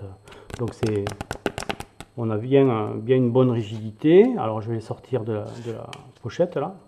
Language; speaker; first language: French; native; French